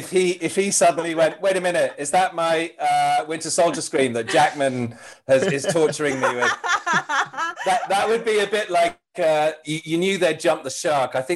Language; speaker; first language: English; native; English